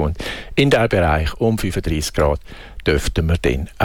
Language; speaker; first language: German; native; German